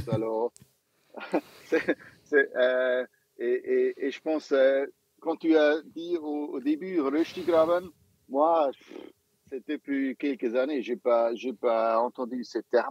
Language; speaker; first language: French; non-native, local second language; German